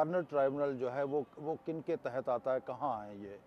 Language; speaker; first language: Urdu; native; Urdu